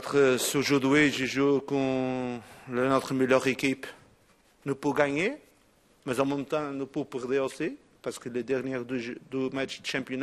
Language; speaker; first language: French; non-native, fluent; Portuguese